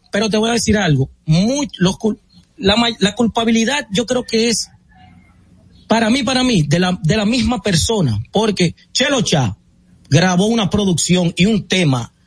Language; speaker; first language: Spanish; native; Spanish